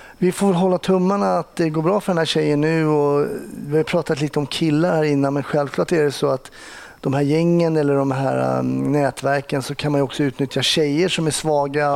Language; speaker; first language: Swedish; native; Swedish